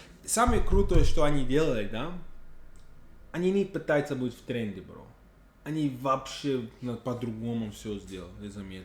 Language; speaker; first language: Russian; non-native, fluent; English